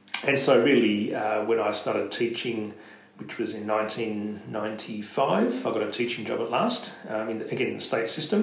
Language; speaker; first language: English; native; English